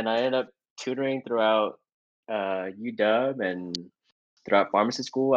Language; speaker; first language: English; native; English